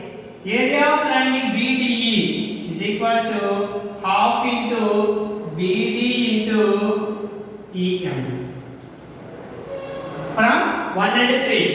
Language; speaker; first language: English; non-native, local second language; Telugu